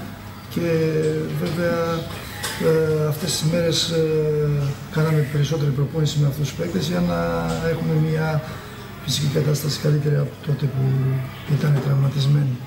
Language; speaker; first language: Greek; non-native, fluent; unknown